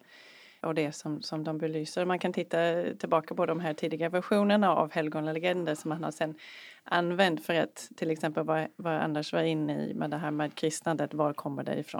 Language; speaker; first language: Swedish; non-native, fluent; English